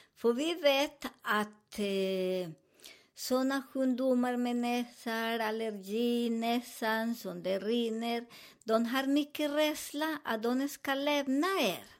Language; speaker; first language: Swedish; non-native, learner; Spanish